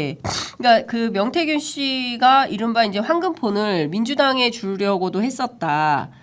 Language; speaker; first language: Korean; native; Korean